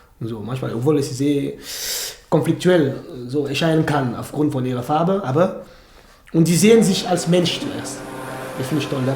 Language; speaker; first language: German; non-native, fluent; French